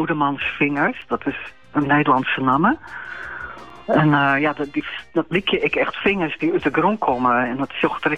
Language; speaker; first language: Dutch; native; Dutch